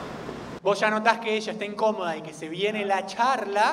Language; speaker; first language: Spanish; native; Spanish